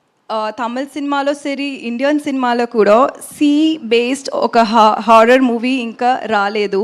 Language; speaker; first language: Telugu; non-native, learner; Tamil